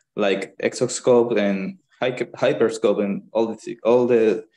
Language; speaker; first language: English; non-native, learner; Spanish